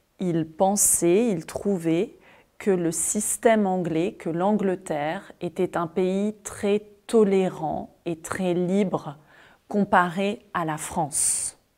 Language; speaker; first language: French; native; French